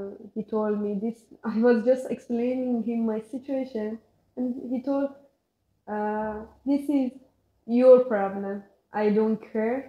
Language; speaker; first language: English; non-native, learner; Persian